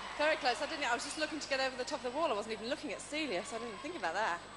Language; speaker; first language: English; native; English